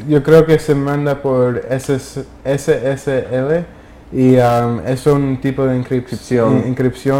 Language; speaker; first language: Spanish; early bilingual, heritage; English